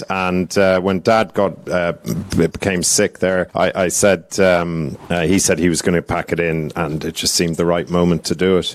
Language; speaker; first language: English; native; English